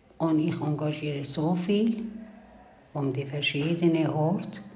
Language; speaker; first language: German; non-native, learner; Persian